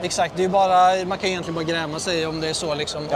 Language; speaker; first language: Swedish; native; Swedish